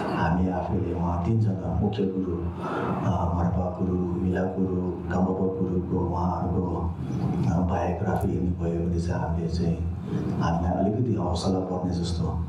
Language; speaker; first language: Nepali; non-native, local second language; Tibetan